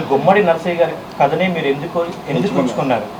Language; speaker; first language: Telugu; native; Telugu